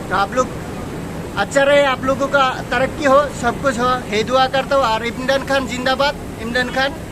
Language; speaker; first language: Hindi; non-native, learner; Bangla